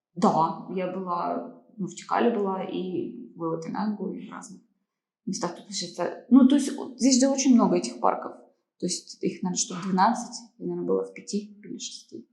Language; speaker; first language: Russian; native; Russian